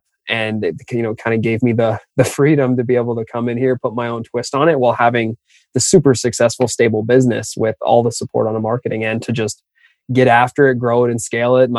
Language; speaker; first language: English; native; English